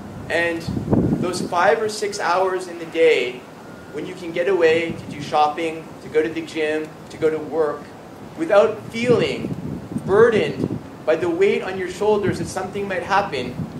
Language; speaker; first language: English; native; English